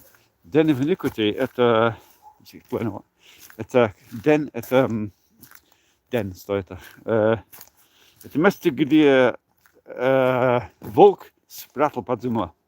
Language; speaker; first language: Russian; non-native, learner; English